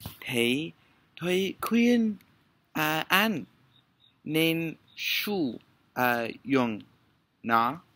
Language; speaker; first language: Vietnamese; non-native, learner; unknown